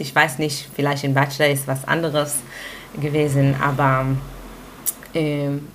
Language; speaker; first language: German; non-native, fluent; Hebrew